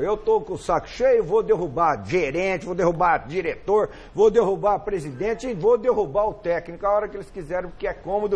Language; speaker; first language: Portuguese; native; Portuguese